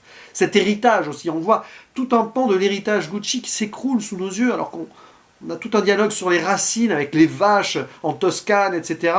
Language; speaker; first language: French; native; French